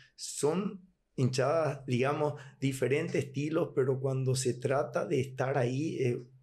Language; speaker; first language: Spanish; native; Spanish